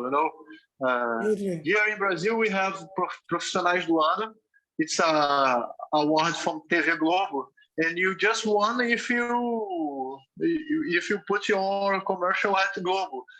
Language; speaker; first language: English; non-native, fluent; Portuguese